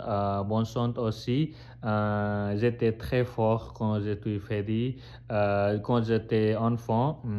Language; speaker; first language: French; non-native, learner; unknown